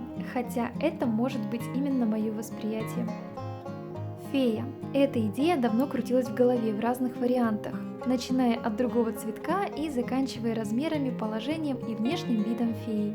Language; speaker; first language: Russian; native; Russian